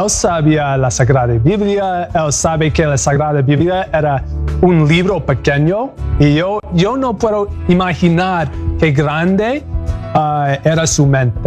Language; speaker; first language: Spanish; non-native, learner; English